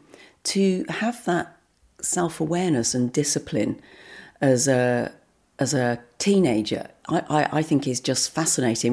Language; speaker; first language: English; native; English